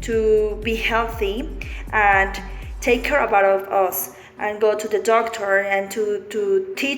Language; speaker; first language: English; non-native, learner; Spanish